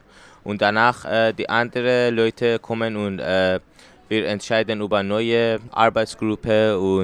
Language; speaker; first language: German; non-native, learner; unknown